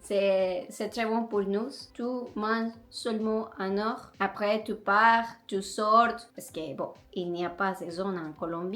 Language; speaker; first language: French; non-native, learner; Spanish